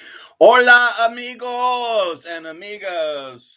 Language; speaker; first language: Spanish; non-native, learner; English